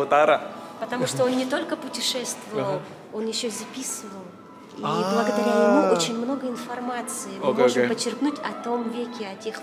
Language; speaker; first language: Russian; native; Russian